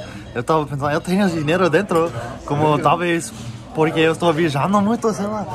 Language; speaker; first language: Portuguese; non-native, learner; English